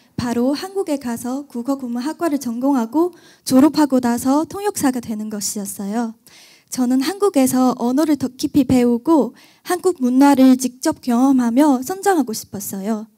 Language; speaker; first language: Korean; non-native, fluent; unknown